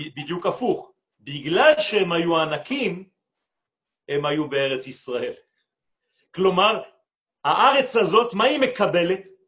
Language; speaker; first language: Hebrew; non-native, fluent; French